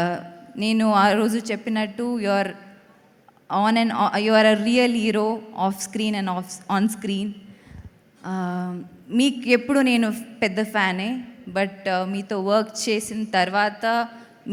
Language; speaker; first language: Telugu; non-native, fluent; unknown